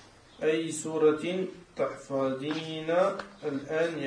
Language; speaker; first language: Arabic; non-native, learner; French